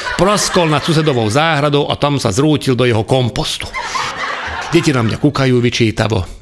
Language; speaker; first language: Slovak; non-native, local second language; Hungarian